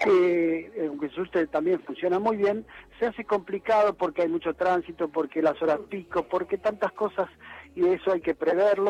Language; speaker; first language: Spanish; native; Spanish